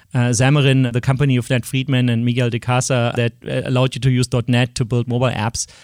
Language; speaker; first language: English; non-native, fluent; German